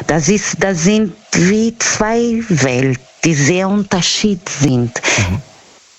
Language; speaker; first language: German; non-native, fluent; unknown